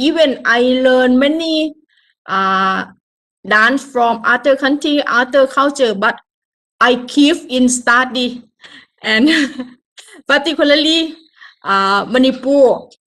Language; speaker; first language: English; non-native, learner; Thai